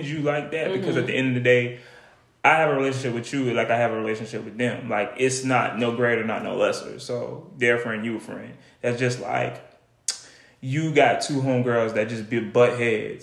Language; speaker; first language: English; native; English